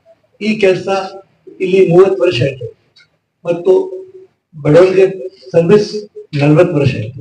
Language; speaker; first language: Kannada; non-native, local second language; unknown